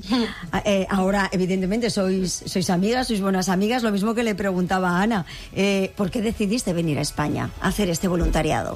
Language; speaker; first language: Spanish; native; Spanish